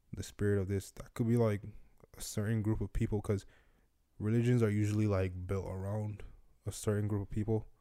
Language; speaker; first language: English; non-native, local second language; Yoruba